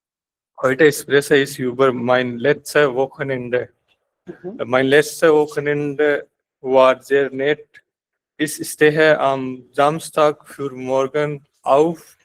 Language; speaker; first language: German; non-native, learner; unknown